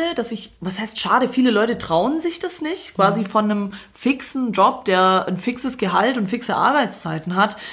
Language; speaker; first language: German; non-native, fluent; Croatian